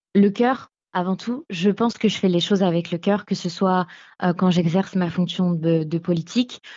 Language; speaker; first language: French; native; French